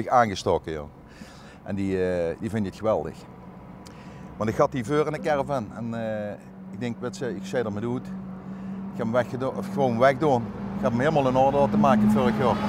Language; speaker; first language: Dutch; native; Dutch